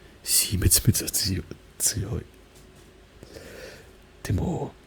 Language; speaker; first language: Japanese; non-native, learner; German